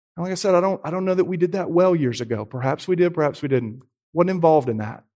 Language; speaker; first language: English; native; English